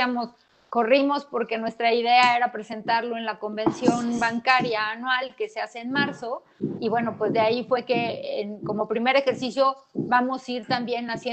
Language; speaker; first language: Spanish; native; Spanish